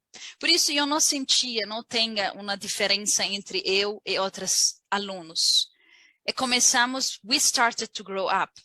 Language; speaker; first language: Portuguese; non-native, learner; Arabic